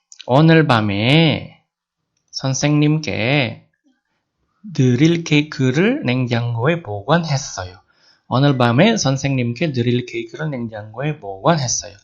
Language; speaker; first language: Korean; non-native, fluent; Indonesian